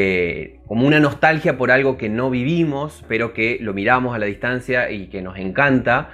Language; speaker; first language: Spanish; native; Spanish